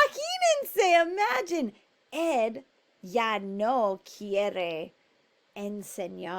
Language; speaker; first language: Spanish; non-native, fluent; English